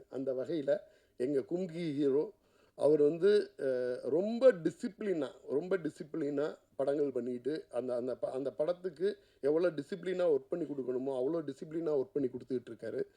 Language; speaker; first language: Tamil; native; Tamil